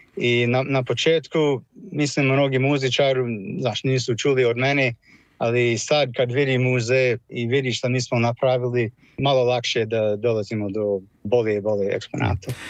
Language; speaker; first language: Croatian; non-native, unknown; English